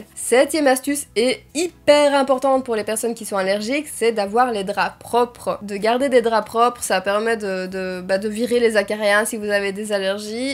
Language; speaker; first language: French; native; French